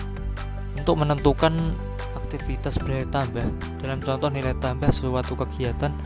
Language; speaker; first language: Indonesian; native; Indonesian